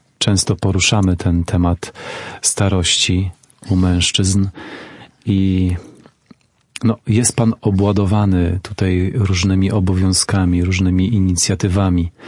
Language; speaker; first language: Polish; native; Polish